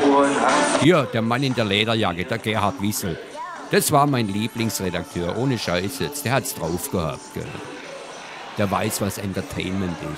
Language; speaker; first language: German; native; German